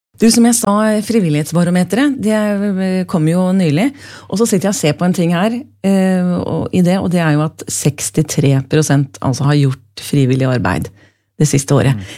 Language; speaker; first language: Norwegian; native; Norwegian